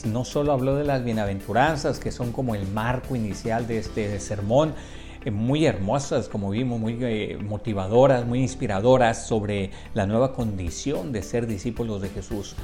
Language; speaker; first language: Spanish; native; Spanish